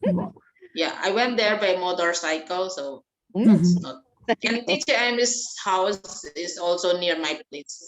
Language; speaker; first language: English; non-native, fluent; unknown